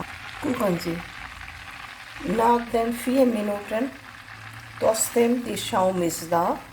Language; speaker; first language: German; non-native, learner; Hindi